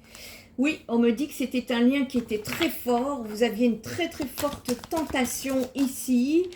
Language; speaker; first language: French; native; French